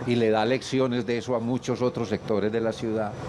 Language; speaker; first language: Spanish; native; Spanish